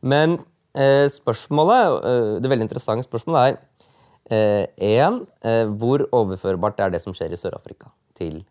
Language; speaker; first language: Norwegian; native; Norwegian